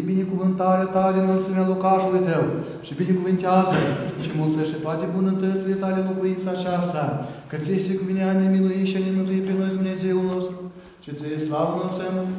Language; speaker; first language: Romanian; native; Romanian